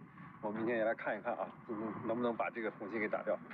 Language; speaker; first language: Chinese; native; Chinese